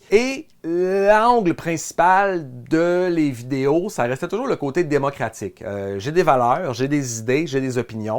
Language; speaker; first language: French; native; French